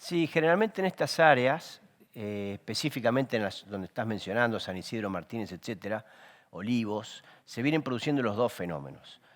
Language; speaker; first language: Spanish; native; Spanish